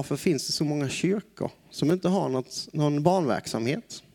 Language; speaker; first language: Swedish; native; Swedish